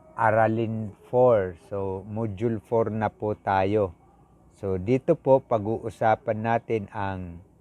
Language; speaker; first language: Filipino; non-native, local second language; Bikol